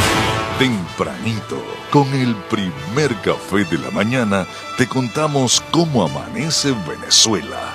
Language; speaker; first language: Spanish; native; Spanish